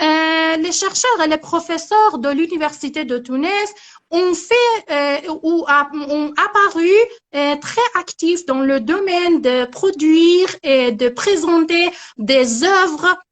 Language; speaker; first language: French; non-native, learner; Persian